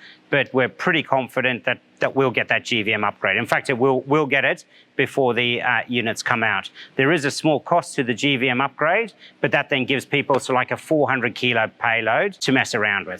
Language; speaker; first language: English; native; English